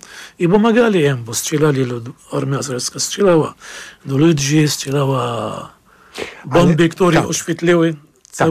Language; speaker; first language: Polish; non-native, fluent; Arabic